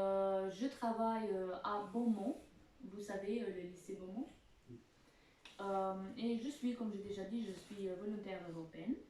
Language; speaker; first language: French; non-native, fluent; Albanian